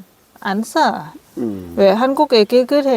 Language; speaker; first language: Korean; non-native, learner; Lao